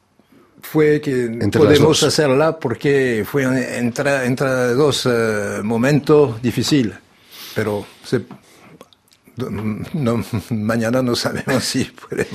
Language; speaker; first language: Spanish; non-native, learner; French